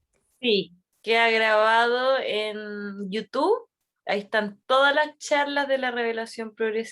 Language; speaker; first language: Spanish; native; Spanish